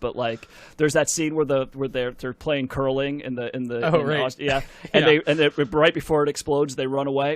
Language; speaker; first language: English; native; English